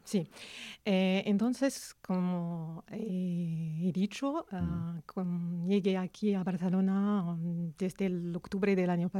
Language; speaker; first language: Spanish; non-native, learner; Arabic